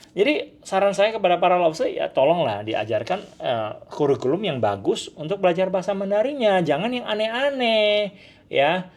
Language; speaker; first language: Indonesian; non-native, local second language; Hakka Chinese